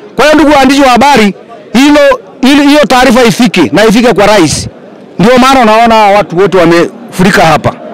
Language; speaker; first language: Swahili; non-native, local second language; Masai